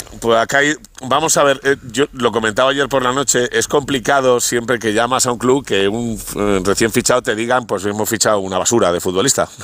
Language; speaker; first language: Spanish; native; Spanish